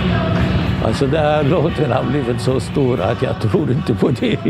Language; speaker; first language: Swedish; non-native, local second language; Arabic